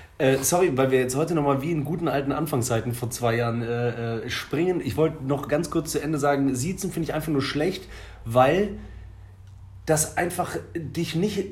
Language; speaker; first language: German; native; German